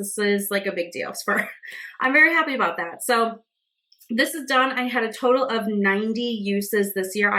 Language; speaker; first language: English; native; English